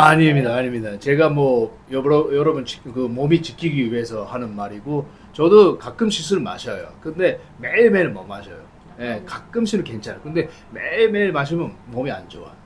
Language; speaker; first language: Korean; early bilingual, heritage; Japanese